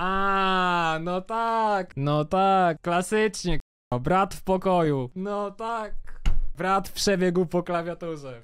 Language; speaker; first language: Polish; native; Polish